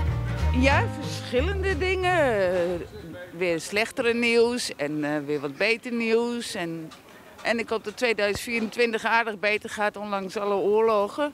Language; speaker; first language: Dutch; native; Dutch